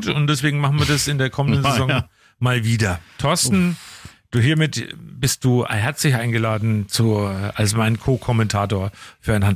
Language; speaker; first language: German; native; German